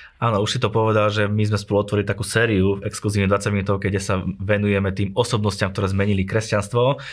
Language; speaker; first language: Slovak; native; Slovak